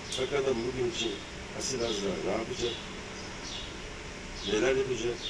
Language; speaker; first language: Turkish; native; Turkish